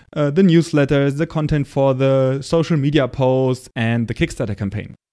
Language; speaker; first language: English; non-native, fluent; German